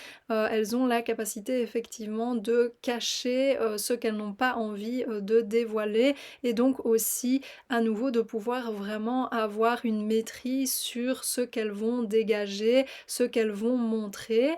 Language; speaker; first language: French; native; French